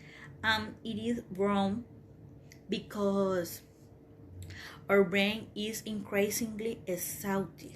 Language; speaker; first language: English; non-native, learner; Spanish